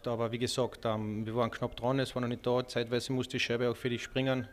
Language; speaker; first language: German; native; German